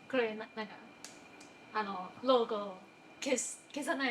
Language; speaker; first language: Japanese; non-native, fluent; Chinese